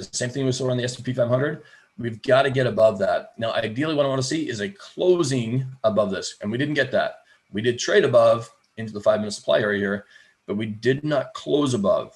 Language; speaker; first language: English; native; English